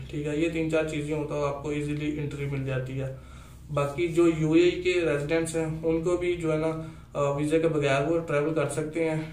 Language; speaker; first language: Urdu; non-native, local second language; Punjabi